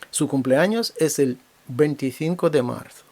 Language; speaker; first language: Spanish; non-native, fluent; Ukrainian